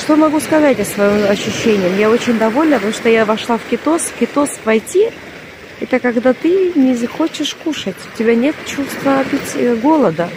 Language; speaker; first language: Russian; native; Russian